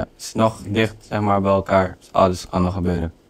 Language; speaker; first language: Dutch; non-native, fluent; Indonesian